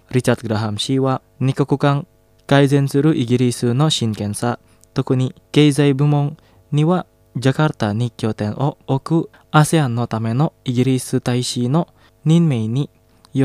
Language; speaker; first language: Japanese; non-native, fluent; Indonesian